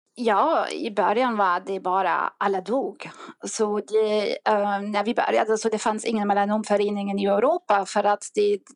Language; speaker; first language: Swedish; non-native, fluent; German